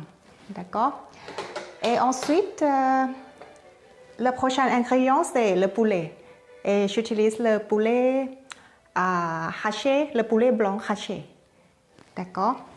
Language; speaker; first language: French; non-native, learner; Thai